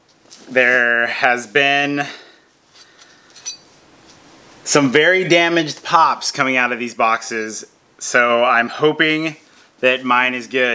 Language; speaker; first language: English; native; English